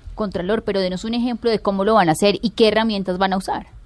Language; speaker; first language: Spanish; native; Spanish